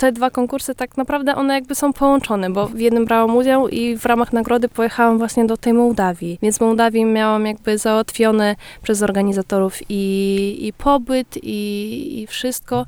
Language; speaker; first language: Polish; early bilingual, heritage; Polish